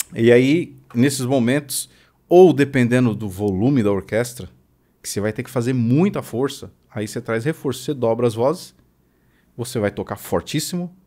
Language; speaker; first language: Portuguese; native; Portuguese